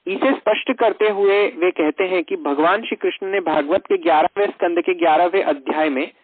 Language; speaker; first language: Hindi; non-native, local second language; Gujarati